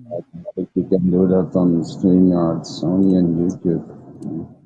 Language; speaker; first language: English; non-native, learner; Dutch